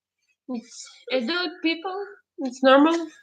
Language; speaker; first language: English; non-native, learner; Ukrainian